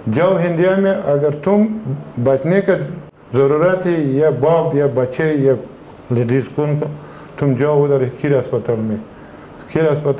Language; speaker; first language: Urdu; non-native, learner; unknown